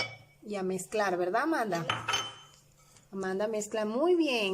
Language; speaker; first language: Spanish; native; Spanish